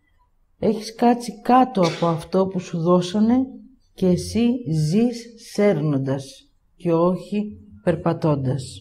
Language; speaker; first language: Greek; native; Greek